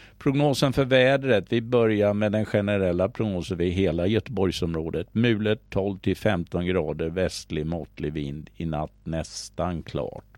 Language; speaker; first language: Swedish; native; Swedish